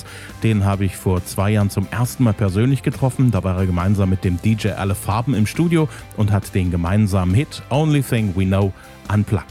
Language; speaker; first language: German; native; German